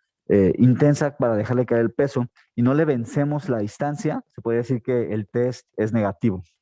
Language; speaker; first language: Spanish; native; Spanish